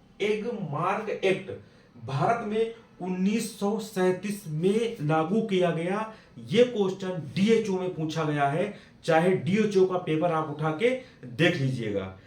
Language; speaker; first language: Hindi; native; Hindi